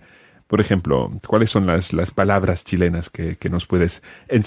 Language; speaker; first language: Spanish; non-native, fluent; English